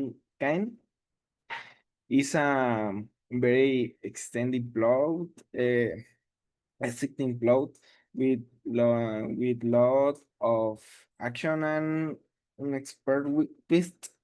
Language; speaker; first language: English; non-native, learner; Spanish